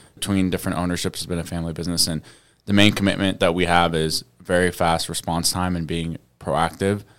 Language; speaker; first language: English; early bilingual, other home language; Arabic